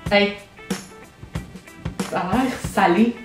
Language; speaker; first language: French; native; French